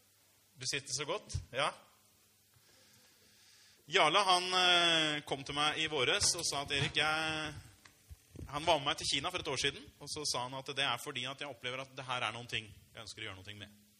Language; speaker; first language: Norwegian; native; Norwegian